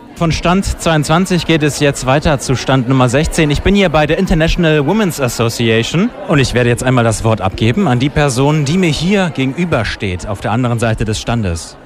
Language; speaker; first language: German; native; German